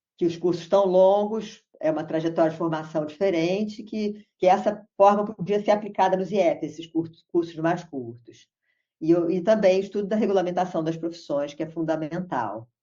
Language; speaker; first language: Portuguese; native; Portuguese